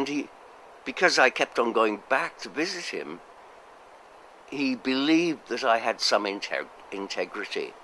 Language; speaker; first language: English; native; English